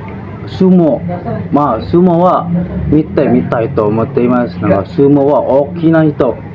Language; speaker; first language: Japanese; non-native, learner; Indonesian